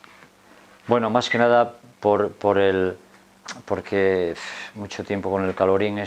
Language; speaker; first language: Spanish; native; Spanish